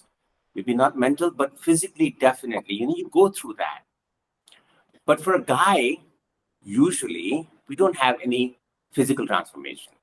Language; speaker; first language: English; non-native, local second language; Punjabi